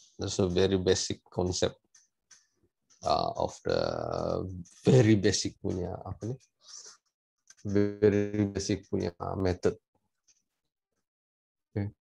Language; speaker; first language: English; non-native, local second language; Malay